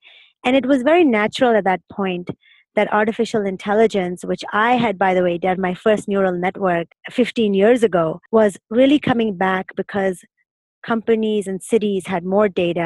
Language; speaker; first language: English; non-native, local second language; Urdu